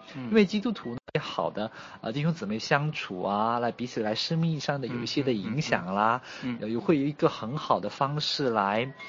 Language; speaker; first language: Chinese; native; Chinese